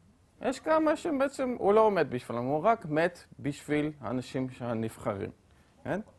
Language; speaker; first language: Hebrew; non-native, fluent; Dutch